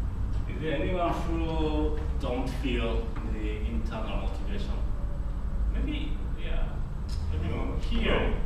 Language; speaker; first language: English; non-native, fluent; Japanese